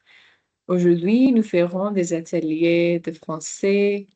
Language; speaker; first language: French; non-native, learner; English